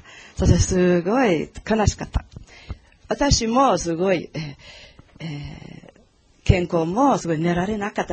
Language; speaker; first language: Japanese; non-native, learner; Portuguese